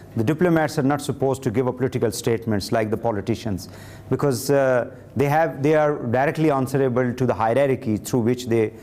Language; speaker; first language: English; non-native, local second language; Urdu